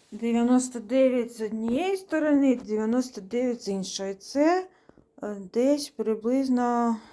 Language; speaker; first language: Ukrainian; non-native, local second language; Russian